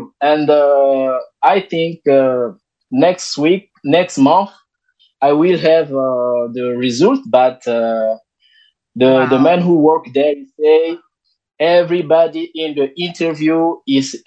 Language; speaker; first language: English; non-native, learner; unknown